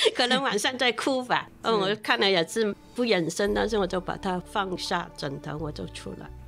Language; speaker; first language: Chinese; non-native, local second language; Cantonese